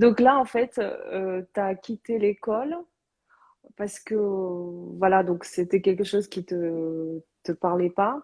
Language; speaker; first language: French; early bilingual, other home language; Korean